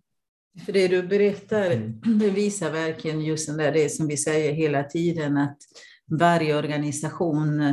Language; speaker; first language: Swedish; non-native, fluent; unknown